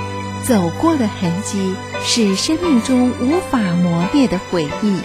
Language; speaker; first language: Chinese; native; Chinese